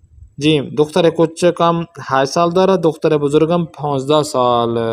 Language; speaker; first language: Persian; non-native, fluent; Urdu